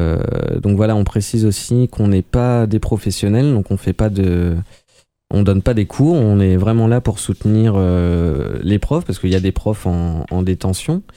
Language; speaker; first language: French; native; French